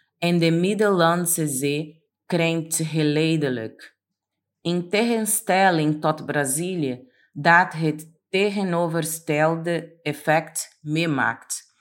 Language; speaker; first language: Dutch; non-native, fluent; Portuguese